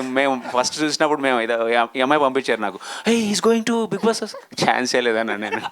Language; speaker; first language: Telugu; native; Telugu